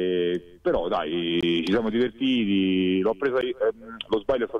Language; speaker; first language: Italian; native; Italian